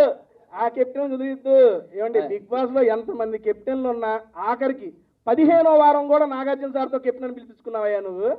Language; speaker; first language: Telugu; native; Telugu